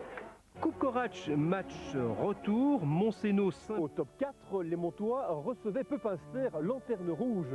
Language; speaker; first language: French; native; French